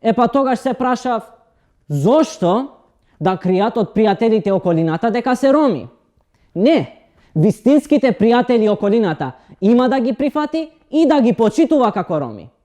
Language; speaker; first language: Macedonian; non-native, local second language; Romany